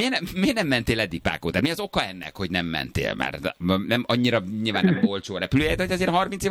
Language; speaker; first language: Hungarian; native; Hungarian